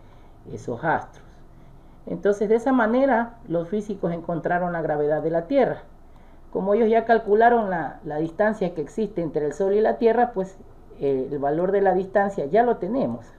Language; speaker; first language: Spanish; native; Spanish